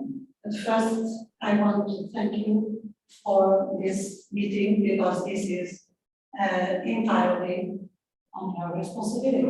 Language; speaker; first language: English; non-native, fluent; Portuguese